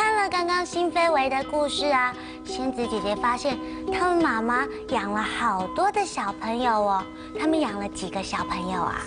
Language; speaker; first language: Chinese; native; Chinese